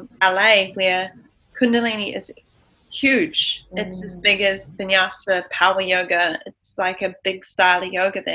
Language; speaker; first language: English; native; English